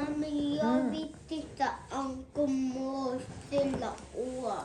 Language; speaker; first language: Swedish; early bilingual, other home language; Mongolian